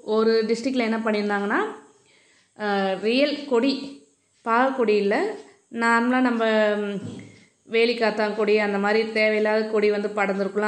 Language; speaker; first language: Tamil; native; Tamil